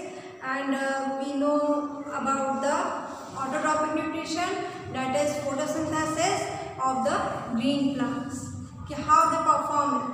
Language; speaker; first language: English; non-native, local second language; Hindi